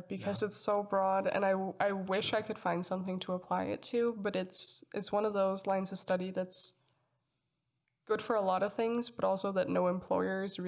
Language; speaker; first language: English; non-native, fluent; Danish